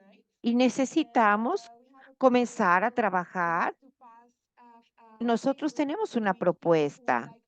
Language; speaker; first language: Spanish; non-native, fluent; Portuguese